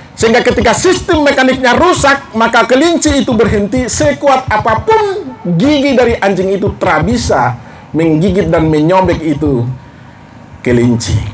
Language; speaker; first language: Indonesian; non-native, local second language; Batak Toba